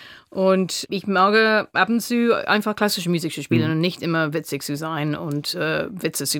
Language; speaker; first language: German; non-native, fluent; English